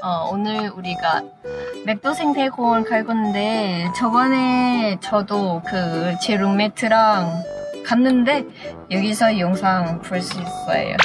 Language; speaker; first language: Korean; non-native, learner; Thai